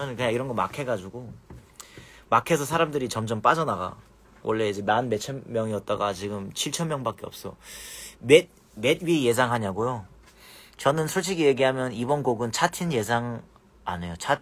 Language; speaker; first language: Korean; early bilingual, heritage; Korean